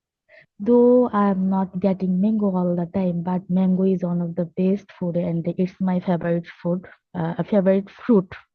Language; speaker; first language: English; non-native, learner; Bangla